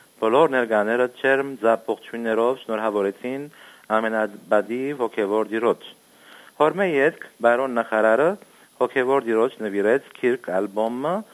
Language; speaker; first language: Armenian; early bilingual, heritage; Armenian